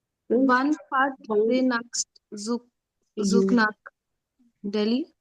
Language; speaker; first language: German; non-native, learner; Hindi